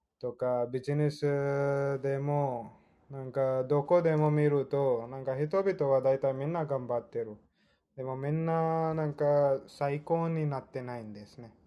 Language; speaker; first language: Japanese; non-native, fluent; Hindi